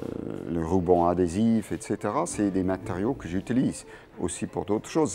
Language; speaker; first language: French; non-native, local second language; German